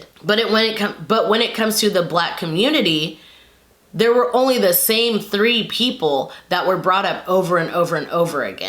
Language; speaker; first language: English; native; English